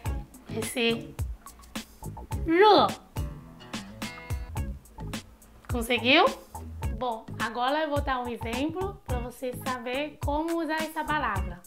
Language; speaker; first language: Portuguese; non-native, fluent; Chinese